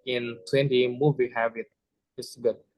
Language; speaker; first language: English; non-native, learner; Indonesian